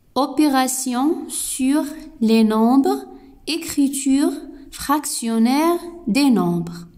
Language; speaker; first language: French; non-native, local second language; Arabic